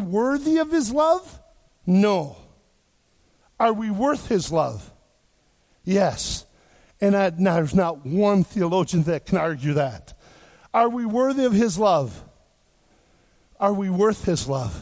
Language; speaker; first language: English; native; English